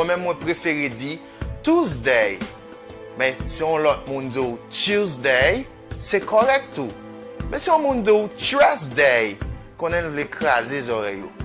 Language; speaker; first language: French; non-native, local second language; Haitian Creole